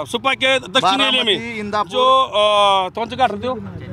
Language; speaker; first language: Hindi; non-native, local second language; Marathi